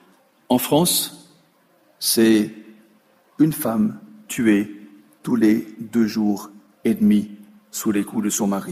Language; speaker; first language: French; native; French